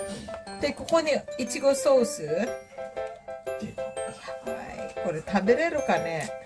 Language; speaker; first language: Japanese; non-native, fluent; Filipino